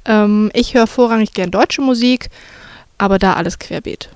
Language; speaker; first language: German; native; German